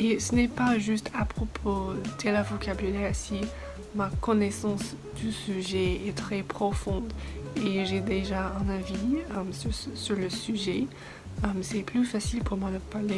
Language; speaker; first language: French; non-native, fluent; English